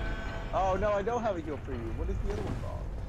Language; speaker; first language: English; native; English